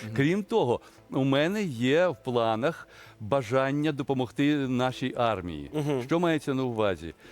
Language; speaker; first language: Ukrainian; native; Ukrainian